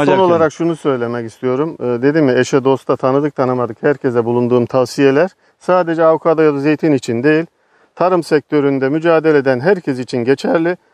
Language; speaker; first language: Turkish; native; Turkish